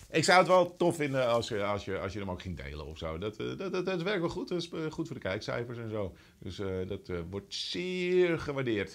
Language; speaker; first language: Dutch; native; Dutch